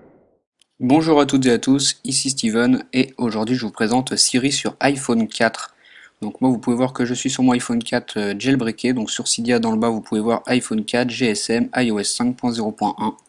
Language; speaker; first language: French; native; French